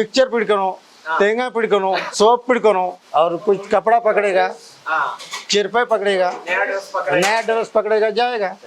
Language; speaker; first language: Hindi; non-native, local second language; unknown